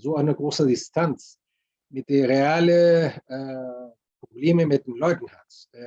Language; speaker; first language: German; non-native, fluent; Spanish